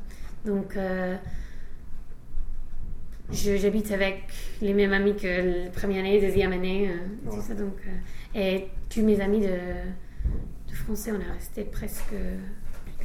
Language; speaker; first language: French; non-native, fluent; English